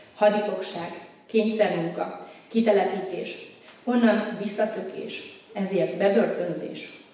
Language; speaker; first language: Hungarian; native; Hungarian